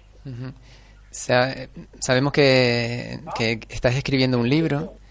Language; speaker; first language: Spanish; native; Spanish